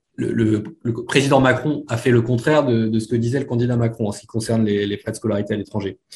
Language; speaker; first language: French; native; French